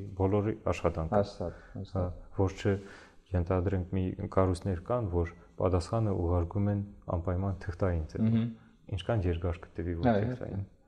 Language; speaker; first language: Armenian; early bilingual, heritage; Armenian